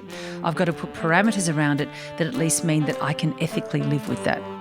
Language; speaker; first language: English; native; English